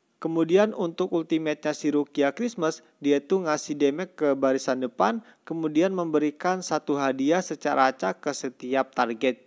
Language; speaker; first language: Indonesian; native; Indonesian